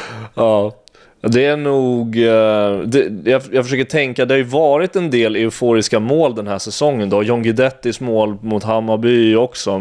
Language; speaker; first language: Swedish; native; Swedish